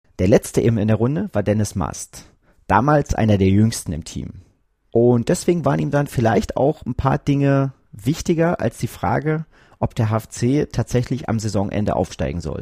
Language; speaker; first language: German; native; German